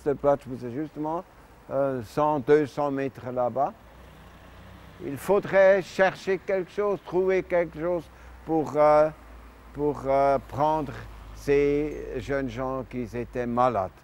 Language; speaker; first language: French; non-native, local second language; German